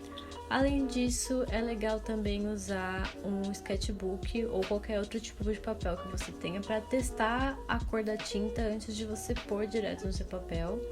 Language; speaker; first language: Portuguese; native; Portuguese